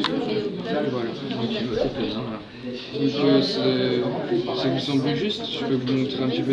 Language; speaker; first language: French; native; French